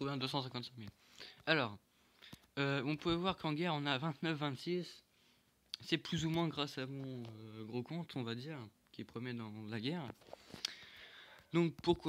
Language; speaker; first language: French; native; French